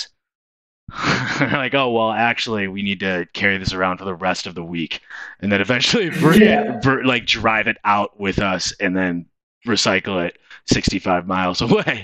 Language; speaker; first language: English; native; English